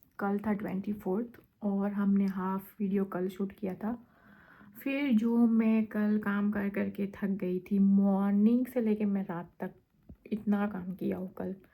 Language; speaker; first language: Hindi; non-native, local second language; Gujarati